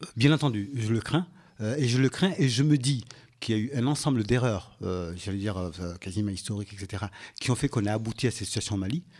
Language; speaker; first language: French; early bilingual, other home language; Ngazidja Comorian